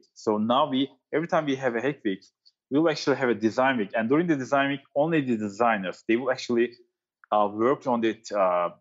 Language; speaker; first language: English; non-native, fluent; Turkish